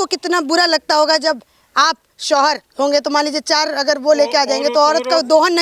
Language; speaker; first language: Hindi; native; Hindi